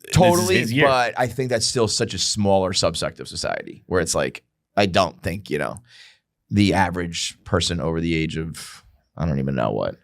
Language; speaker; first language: English; native; English